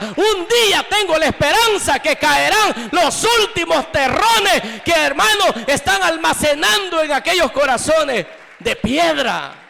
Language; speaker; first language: Spanish; native; Spanish